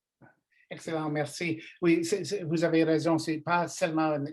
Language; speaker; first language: French; non-native, learner; English